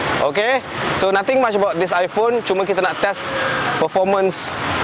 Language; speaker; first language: English; non-native, local second language; Malay